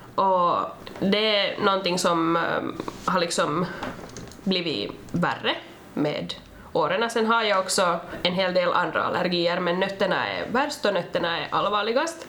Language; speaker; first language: Swedish; native; Swedish